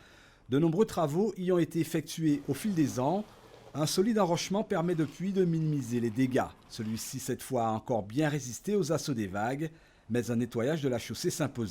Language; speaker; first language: French; native; French